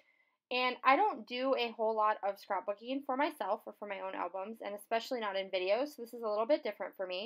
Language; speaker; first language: English; native; English